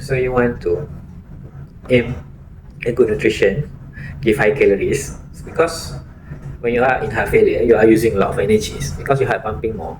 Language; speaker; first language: English; non-native, local second language; Malay